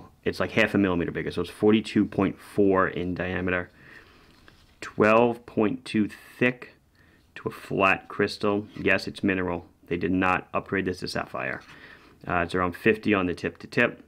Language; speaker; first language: English; native; English